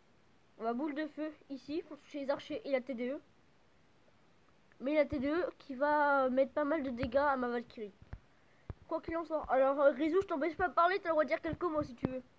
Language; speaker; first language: French; native; French